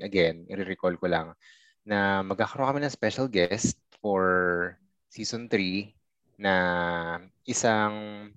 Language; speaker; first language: Filipino; native; Filipino